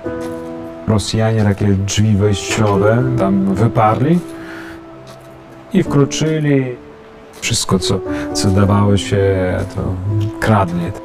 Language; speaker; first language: Polish; non-native, fluent; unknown